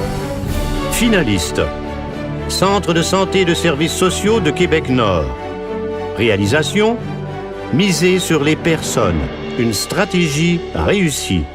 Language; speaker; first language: French; native; French